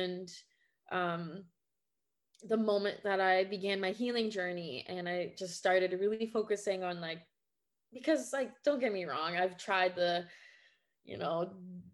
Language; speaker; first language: English; non-native, fluent; French